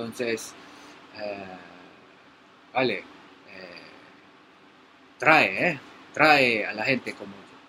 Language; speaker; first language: Spanish; non-native, learner; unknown